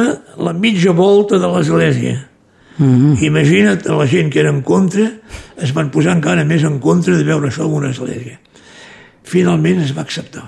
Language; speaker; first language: Catalan; native; Catalan